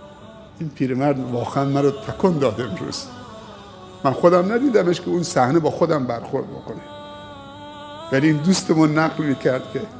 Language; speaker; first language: Persian; native; Persian